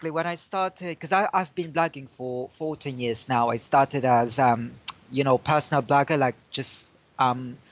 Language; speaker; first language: English; non-native, local second language; Filipino